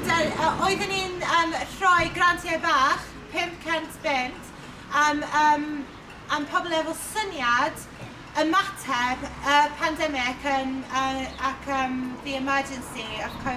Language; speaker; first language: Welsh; non-native, learner; English